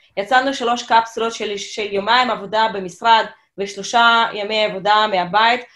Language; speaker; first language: Hebrew; non-native, fluent; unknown